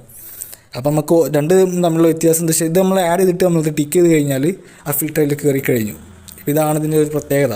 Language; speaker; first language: Malayalam; native; Malayalam